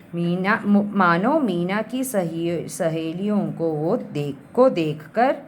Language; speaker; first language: Hindi; non-native, local second language; Malayalam